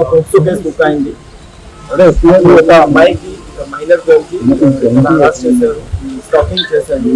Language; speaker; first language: Telugu; non-native, fluent; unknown